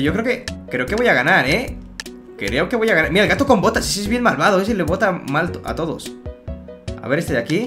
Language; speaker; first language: Spanish; native; Spanish